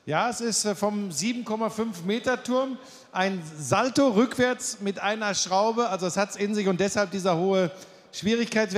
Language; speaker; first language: German; native; German